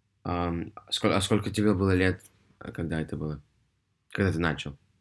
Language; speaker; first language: Russian; early bilingual, heritage; Russian